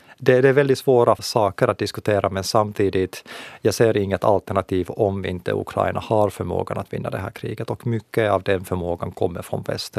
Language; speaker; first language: Swedish; non-native, local second language; Finnish